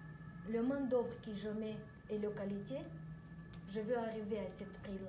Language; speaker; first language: French; non-native, learner; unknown